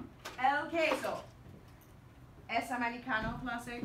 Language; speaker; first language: Spanish; non-native, fluent; English